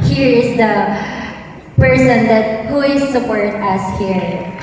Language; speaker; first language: English; non-native, learner; Thai